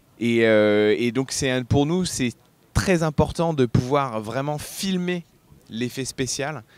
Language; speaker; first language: French; native; French